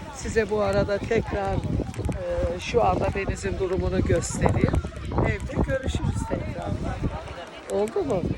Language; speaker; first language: Turkish; native; Turkish